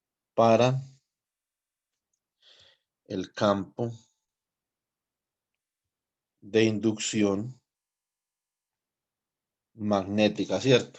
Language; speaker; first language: Spanish; native; Spanish